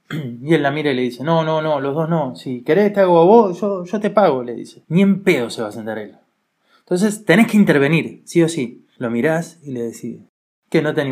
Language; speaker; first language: Spanish; native; Spanish